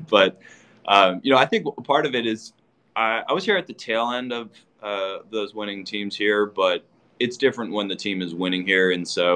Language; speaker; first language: English; native; English